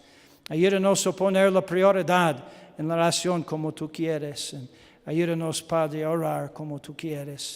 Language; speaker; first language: Spanish; non-native, learner; English